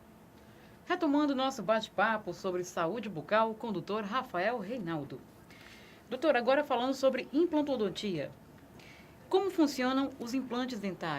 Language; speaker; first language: Portuguese; native; Portuguese